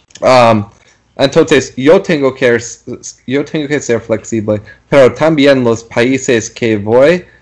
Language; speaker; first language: Spanish; non-native, learner; English